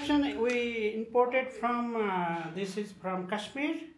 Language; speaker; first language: English; non-native, learner; Nepali